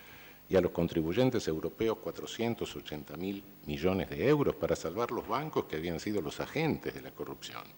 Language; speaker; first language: Spanish; native; Spanish